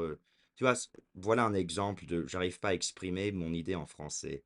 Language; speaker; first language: French; early bilingual, heritage; French